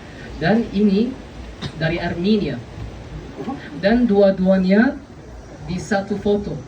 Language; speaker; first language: Indonesian; non-native, fluent; Arabic